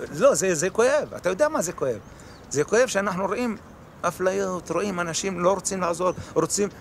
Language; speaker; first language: Hebrew; non-native, local second language; Arabic